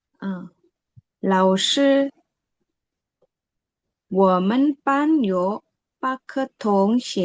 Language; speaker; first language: Chinese; non-native, learner; Indonesian